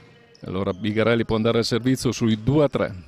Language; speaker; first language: Italian; native; Italian